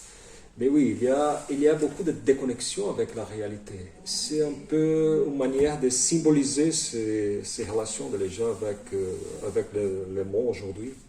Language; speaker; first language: French; non-native, fluent; Portuguese